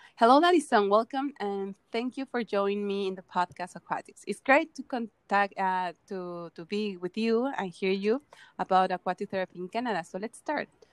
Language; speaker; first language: English; non-native, fluent; Spanish